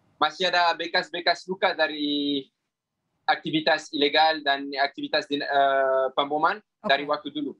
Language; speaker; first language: Indonesian; non-native, fluent; French